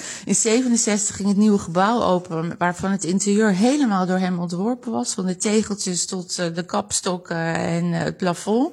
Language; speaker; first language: Dutch; native; Dutch